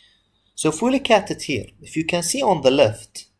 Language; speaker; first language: English; non-native, fluent; Arabic